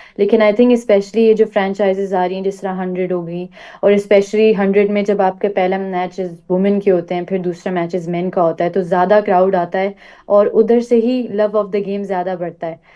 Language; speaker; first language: Urdu; native; Urdu